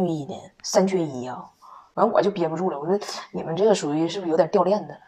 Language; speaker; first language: Chinese; native; Chinese